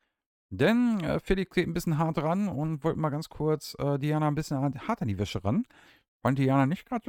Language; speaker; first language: German; native; German